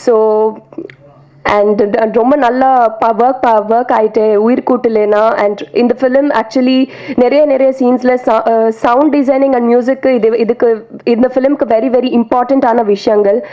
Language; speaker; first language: Tamil; non-native, learner; Telugu